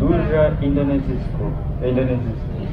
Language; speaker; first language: Polish; non-native, learner; Balinese